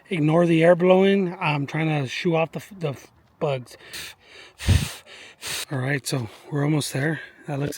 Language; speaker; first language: English; native; English